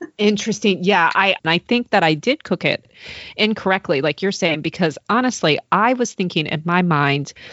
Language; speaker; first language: English; native; English